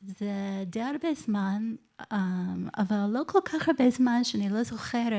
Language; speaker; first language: Hebrew; non-native, fluent; English